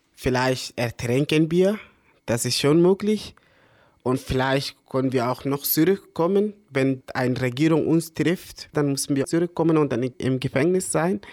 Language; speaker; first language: German; early bilingual, other home language; Arabic